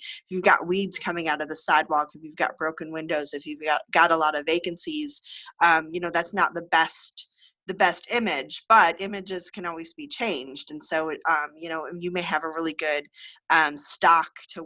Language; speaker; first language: English; native; English